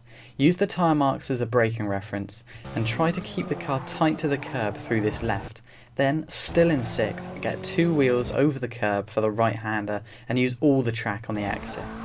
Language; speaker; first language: English; native; English